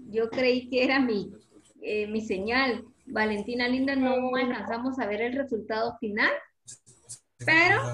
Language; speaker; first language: Spanish; native; Spanish